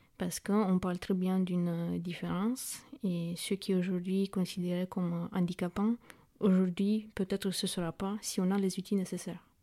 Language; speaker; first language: French; non-native, fluent; Romanian